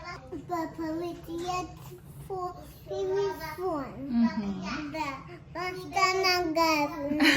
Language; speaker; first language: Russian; early bilingual, heritage; Russian